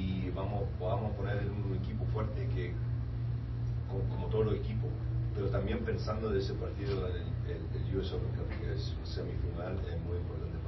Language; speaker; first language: Spanish; early bilingual, heritage; Spanish